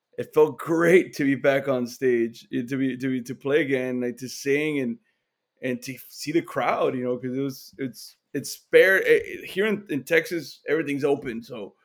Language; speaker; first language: English; native; English